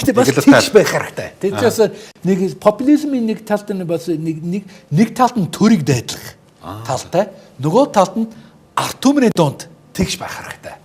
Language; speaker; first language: Mongolian; non-native, fluent; English